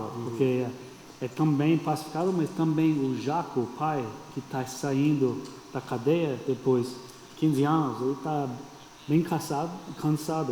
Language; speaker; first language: Portuguese; non-native, fluent; English